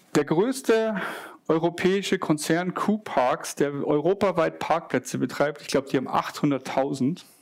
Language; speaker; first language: German; native; German